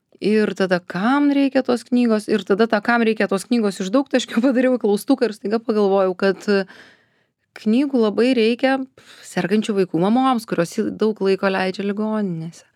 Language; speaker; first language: Lithuanian; native; Lithuanian